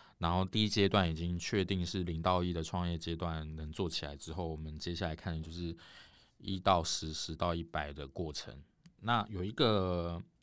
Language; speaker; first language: Chinese; native; Chinese